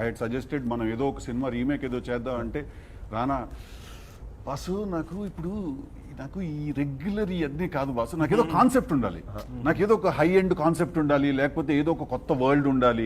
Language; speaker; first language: Telugu; native; Telugu